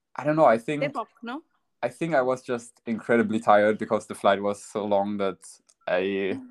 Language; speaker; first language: English; non-native, fluent; German